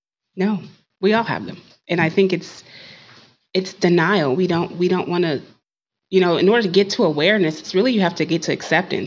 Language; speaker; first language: English; native; English